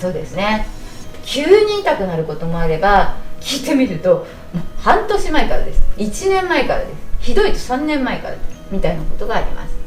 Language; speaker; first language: Japanese; native; Japanese